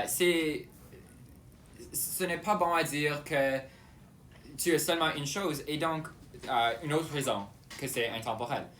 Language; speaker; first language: French; non-native, local second language; English